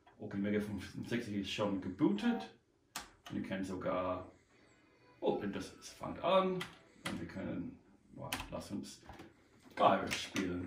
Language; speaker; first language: German; non-native, learner; English